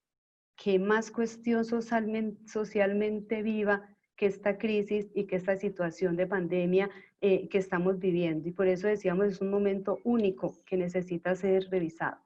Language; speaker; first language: Spanish; native; Spanish